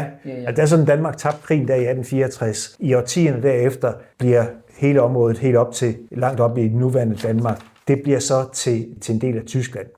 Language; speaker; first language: Danish; native; Danish